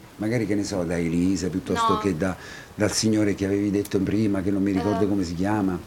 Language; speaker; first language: Italian; native; Italian